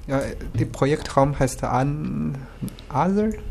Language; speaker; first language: German; non-native, learner; Chinese